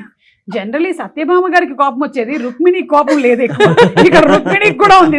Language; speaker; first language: Telugu; native; Telugu